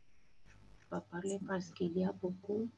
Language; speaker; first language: French; non-native, fluent; Spanish